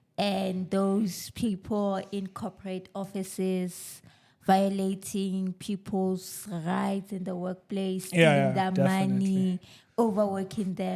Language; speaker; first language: English; non-native, local second language; Zulu